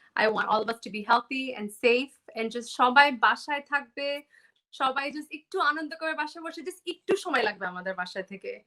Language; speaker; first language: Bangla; early bilingual, heritage; Bangla